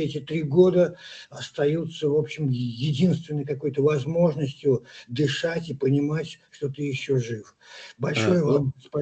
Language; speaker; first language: Russian; native; Russian